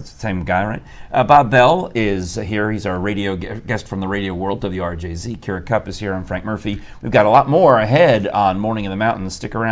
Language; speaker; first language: English; native; English